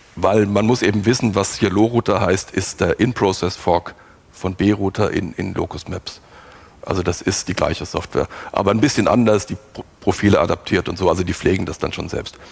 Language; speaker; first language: German; native; German